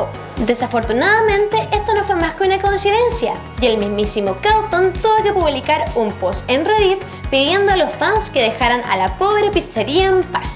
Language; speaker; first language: Spanish; native; Spanish